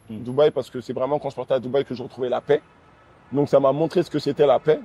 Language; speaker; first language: French; early bilingual, other home language; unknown